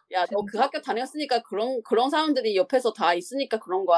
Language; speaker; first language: Korean; non-native, fluent; Chinese